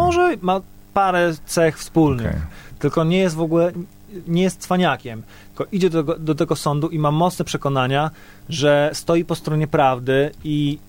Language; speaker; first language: Polish; native; Polish